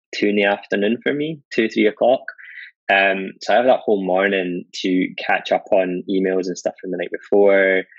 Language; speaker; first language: English; native; English